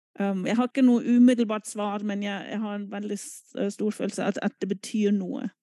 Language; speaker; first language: Norwegian; non-native, fluent; German